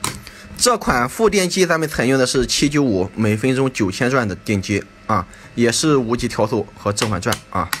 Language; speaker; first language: Chinese; native; Chinese